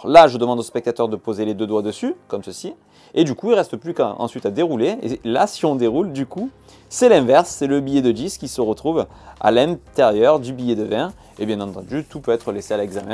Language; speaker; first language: French; native; French